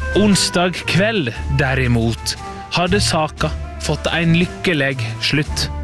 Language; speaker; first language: Norwegian; native; Norwegian